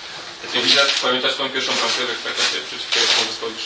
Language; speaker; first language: Polish; native; Polish